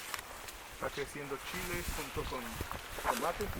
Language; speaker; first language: Spanish; native; Spanish